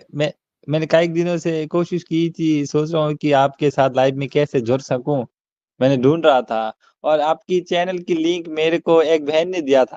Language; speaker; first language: Hindi; non-native, learner; Bangla